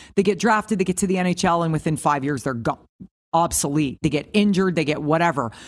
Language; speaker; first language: English; native; English